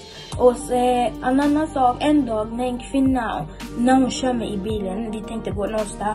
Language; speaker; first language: Swedish; early bilingual, other home language; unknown